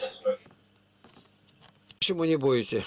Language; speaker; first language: Russian; native; Russian